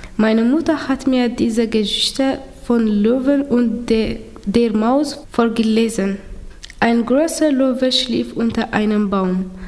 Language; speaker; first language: German; non-native, learner; Tigrinya